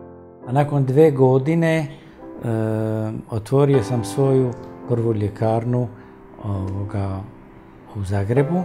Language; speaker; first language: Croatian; non-native, fluent; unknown